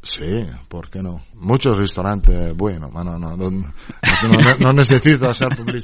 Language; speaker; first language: Spanish; non-native, fluent; Italian